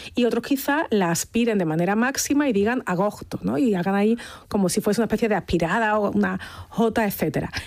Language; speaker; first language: Spanish; native; Spanish